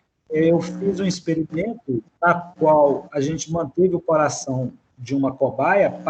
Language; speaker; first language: Portuguese; native; Portuguese